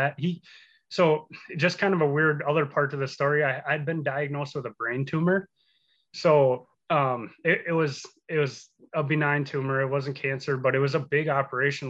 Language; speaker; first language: English; native; English